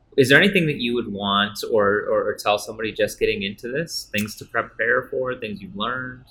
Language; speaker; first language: English; native; English